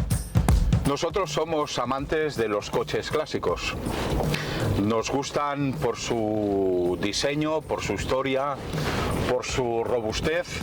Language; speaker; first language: Spanish; native; Spanish